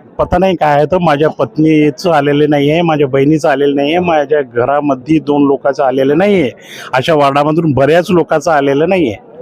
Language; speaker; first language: Hindi; native; Hindi